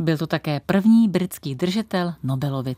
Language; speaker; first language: Czech; native; Czech